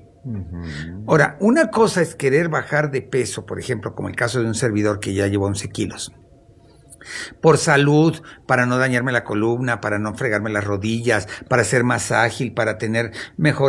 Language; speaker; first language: Spanish; native; Spanish